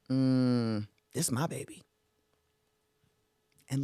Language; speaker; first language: English; native; English